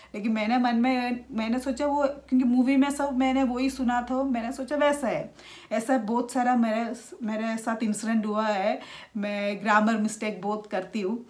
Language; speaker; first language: Hindi; non-native, local second language; Malayalam